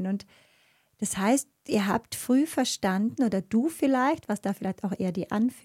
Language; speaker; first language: German; native; German